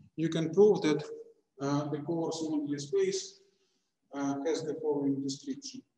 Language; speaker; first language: English; non-native, fluent; Russian